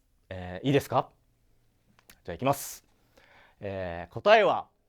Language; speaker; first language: Japanese; native; Japanese